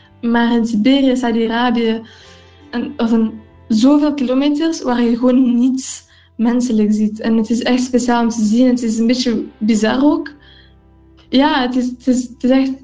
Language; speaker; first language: Dutch; non-native, local second language; English